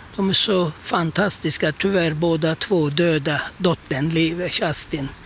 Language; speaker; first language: Swedish; non-native, fluent; Turkish